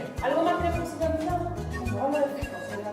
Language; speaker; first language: Spanish; native; Spanish